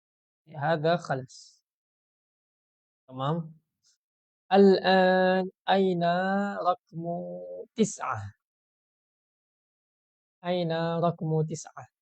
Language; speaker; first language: Arabic; non-native, fluent; Malay